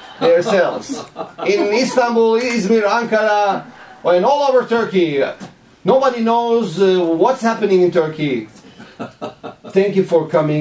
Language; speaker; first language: English; non-native, fluent; Turkish